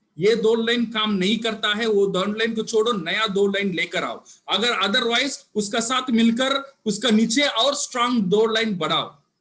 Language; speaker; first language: Hindi; non-native, local second language; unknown